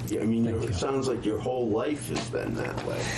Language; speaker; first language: English; native; English